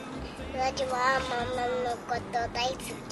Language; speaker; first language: Japanese; early bilingual, heritage; Japanese